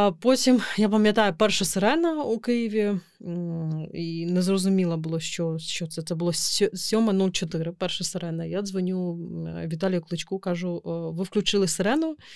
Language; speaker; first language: Ukrainian; non-native, local second language; Crimean Tatar